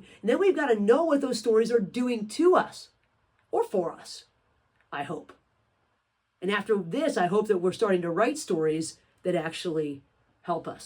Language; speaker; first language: English; native; English